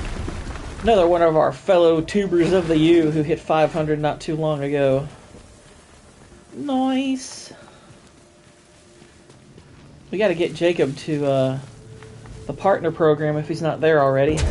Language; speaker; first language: English; native; English